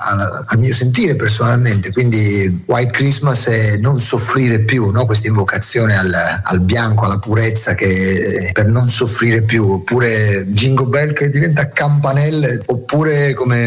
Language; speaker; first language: Italian; native; Italian